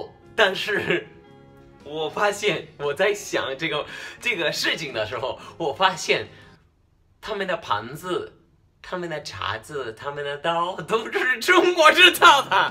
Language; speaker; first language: Chinese; non-native, fluent; Spanish